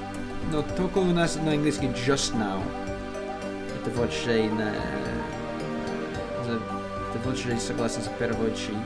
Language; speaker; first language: Russian; non-native, learner; English